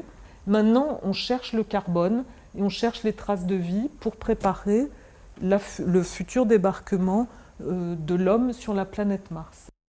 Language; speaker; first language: French; native; French